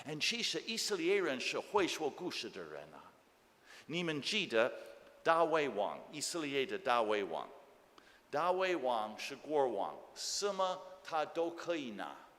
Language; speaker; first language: Chinese; non-native, fluent; English